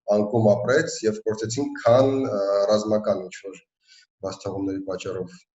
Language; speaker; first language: Armenian; native; Armenian